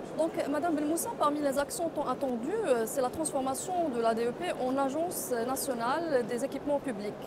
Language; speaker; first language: French; non-native, local second language; Arabic